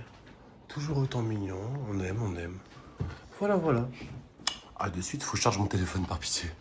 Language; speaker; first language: French; native; French